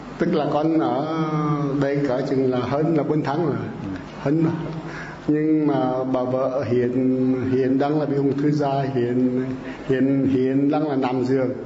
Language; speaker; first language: Vietnamese; non-native, local second language; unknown